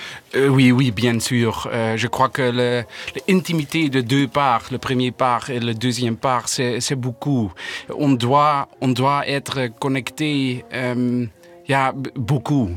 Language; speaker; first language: French; non-native, learner; Dutch